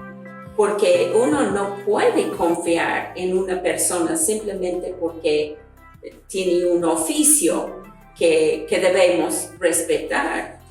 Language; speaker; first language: Spanish; non-native, fluent; English